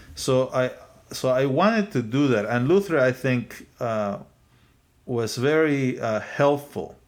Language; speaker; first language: English; non-native, fluent; Spanish